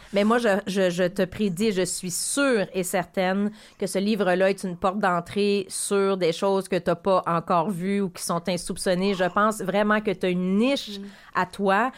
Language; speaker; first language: French; native; French